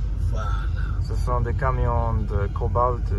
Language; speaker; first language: French; non-native, learner; English